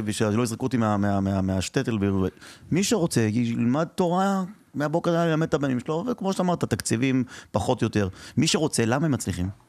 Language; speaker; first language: Hebrew; early bilingual, other home language; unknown